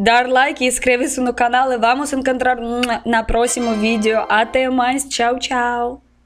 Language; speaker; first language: Portuguese; non-native, learner; Russian